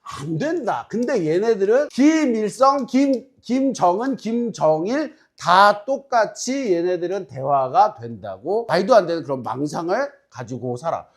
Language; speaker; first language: Korean; native; Korean